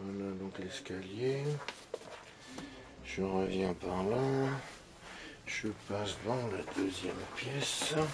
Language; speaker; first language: French; native; French